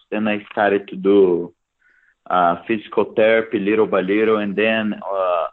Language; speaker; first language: English; non-native, fluent; Portuguese